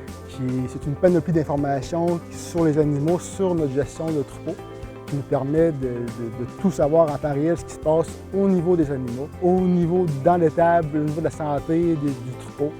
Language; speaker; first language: French; native; French